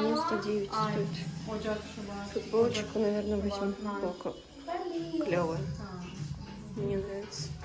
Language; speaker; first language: Russian; native; Russian